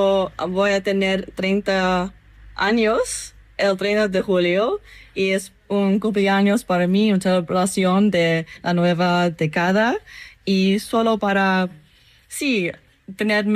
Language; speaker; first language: Spanish; non-native, learner; English